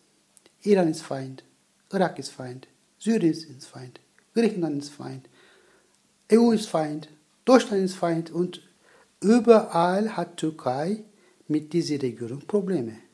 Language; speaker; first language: German; non-native, learner; Turkish